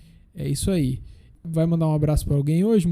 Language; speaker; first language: Portuguese; native; Portuguese